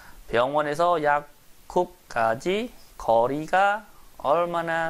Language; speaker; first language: Korean; non-native, fluent; Khmer